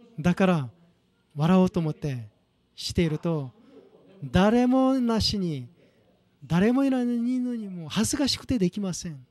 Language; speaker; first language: Japanese; non-native, fluent; Korean